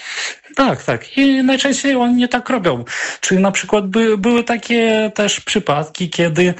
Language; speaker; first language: Polish; non-native, fluent; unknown